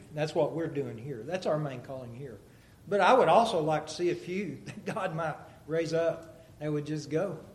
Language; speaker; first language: English; native; English